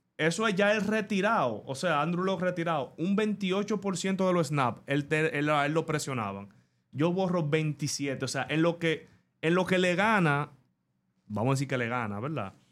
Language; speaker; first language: Spanish; native; Spanish